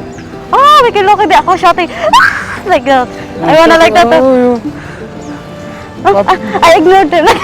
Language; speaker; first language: English; non-native, learner; Filipino